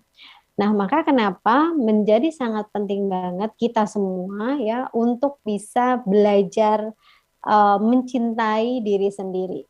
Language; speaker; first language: Indonesian; native; Indonesian